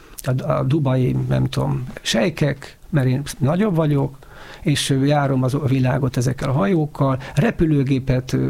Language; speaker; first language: Hungarian; native; Hungarian